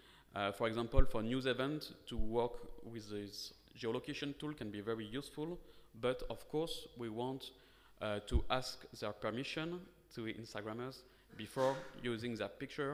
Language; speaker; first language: English; non-native, fluent; French